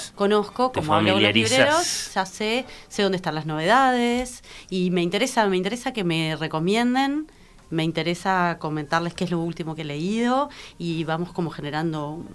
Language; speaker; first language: Spanish; native; Spanish